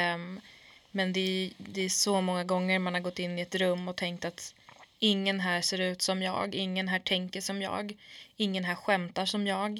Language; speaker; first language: Swedish; early bilingual, other home language; Kurdish